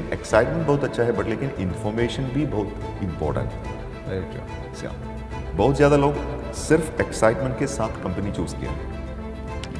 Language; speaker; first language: Hindi; non-native, local second language; Malayalam